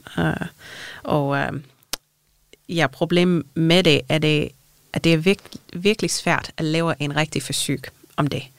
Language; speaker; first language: Danish; non-native, fluent; English